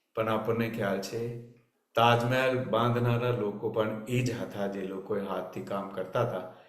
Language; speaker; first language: Gujarati; native; Gujarati